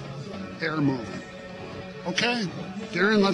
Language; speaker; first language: English; native; English